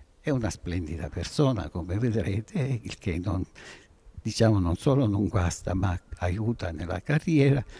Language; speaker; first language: Italian; native; Italian